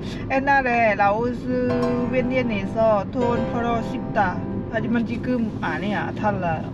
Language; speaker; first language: Korean; non-native, learner; Lao